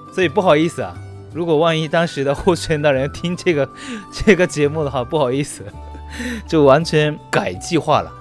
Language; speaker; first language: Chinese; non-native, fluent; Japanese